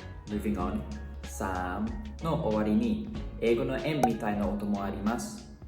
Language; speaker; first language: Japanese; non-native, fluent; Thai